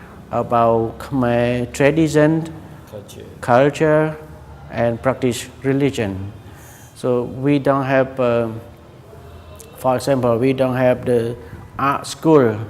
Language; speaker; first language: English; non-native, learner; Khmer